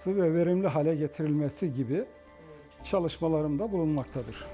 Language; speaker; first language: Turkish; native; Turkish